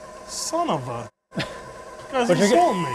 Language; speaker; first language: English; native; English